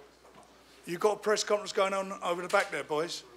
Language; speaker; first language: English; native; English